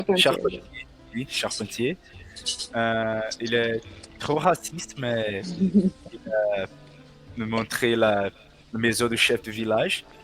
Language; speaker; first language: French; non-native, learner; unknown